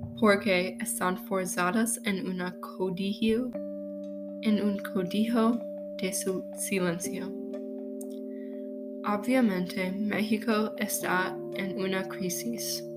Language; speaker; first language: Spanish; non-native, learner; English